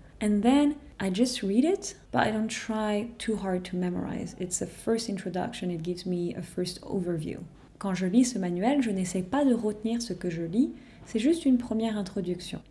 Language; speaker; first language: French; native; French